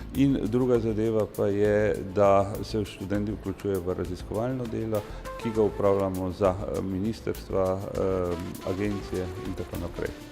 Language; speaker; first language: Slovenian; native; Slovenian